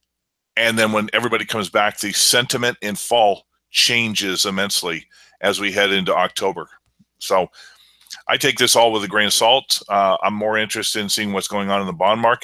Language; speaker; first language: English; native; English